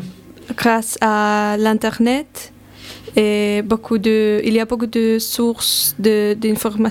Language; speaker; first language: French; non-native, learner; Finnish